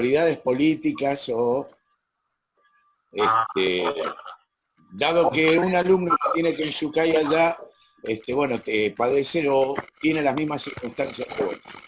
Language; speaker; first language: Spanish; native; Spanish